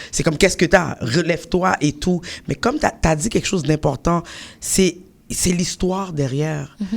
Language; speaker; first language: French; native; French